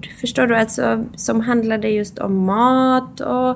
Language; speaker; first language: Swedish; non-native, fluent; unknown